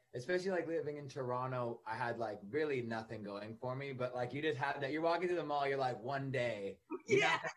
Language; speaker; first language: English; native; English